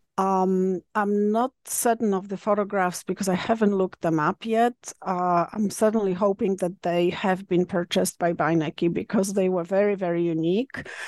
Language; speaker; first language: English; non-native, fluent; Polish